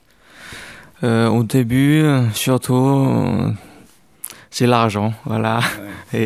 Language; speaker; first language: French; non-native, learner; Chinese